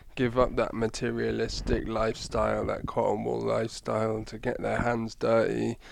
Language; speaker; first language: English; native; English